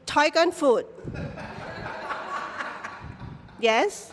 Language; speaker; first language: English; non-native, learner; Thai